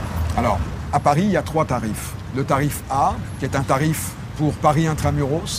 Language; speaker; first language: French; native; French